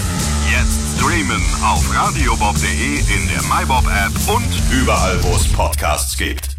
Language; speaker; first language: German; native; German